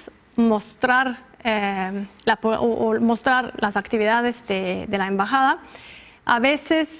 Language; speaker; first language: Spanish; non-native, fluent; Norwegian